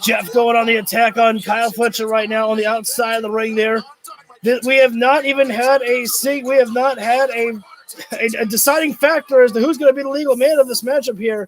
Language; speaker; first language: English; native; English